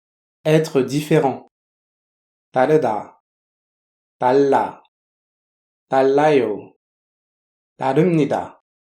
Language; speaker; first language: Korean; non-native, fluent; French